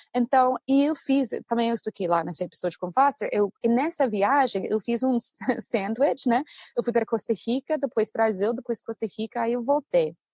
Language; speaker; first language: Portuguese; non-native, fluent; English